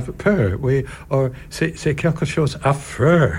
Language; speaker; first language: French; non-native, learner; English